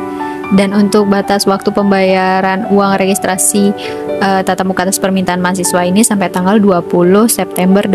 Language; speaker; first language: Indonesian; native; Indonesian